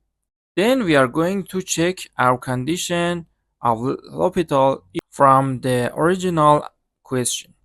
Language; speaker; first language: English; non-native, learner; Persian